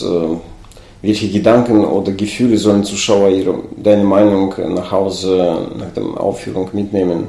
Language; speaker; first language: German; non-native, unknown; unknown